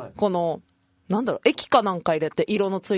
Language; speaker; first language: Japanese; native; Japanese